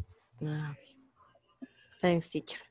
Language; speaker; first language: English; non-native, learner; Spanish